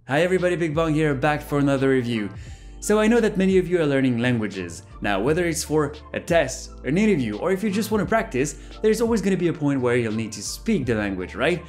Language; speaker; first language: English; non-native, fluent; French